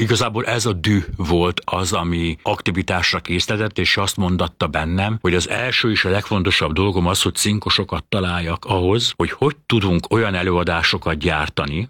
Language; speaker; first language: Hungarian; native; Hungarian